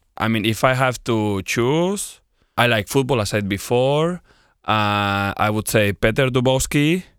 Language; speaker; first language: English; non-native, fluent; Spanish